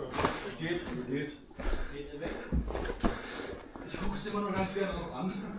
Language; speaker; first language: German; native; German